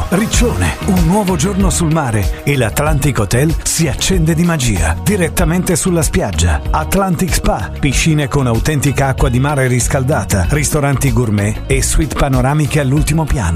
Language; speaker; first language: Italian; native; Italian